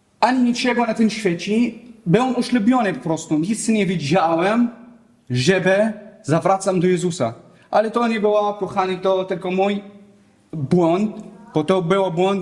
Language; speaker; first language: Polish; non-native, learner; Arabic